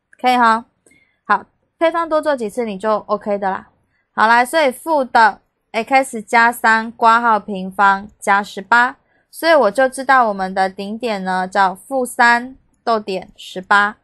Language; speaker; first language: Chinese; native; Chinese